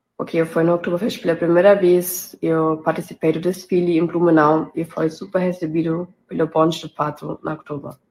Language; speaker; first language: Portuguese; non-native, fluent; German